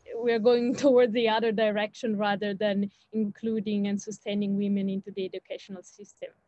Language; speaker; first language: English; non-native, fluent; Italian